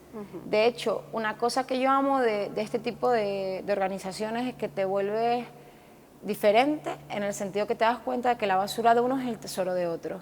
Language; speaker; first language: Spanish; native; Spanish